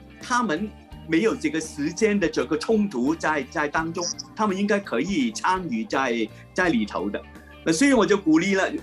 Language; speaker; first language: Chinese; non-native, local second language; Cantonese